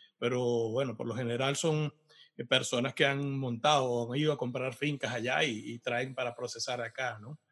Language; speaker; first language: Spanish; native; Spanish